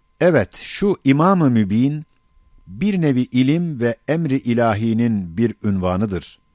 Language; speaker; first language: Turkish; native; Turkish